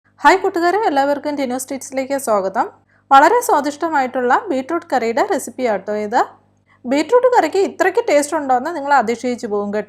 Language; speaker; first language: Malayalam; native; Malayalam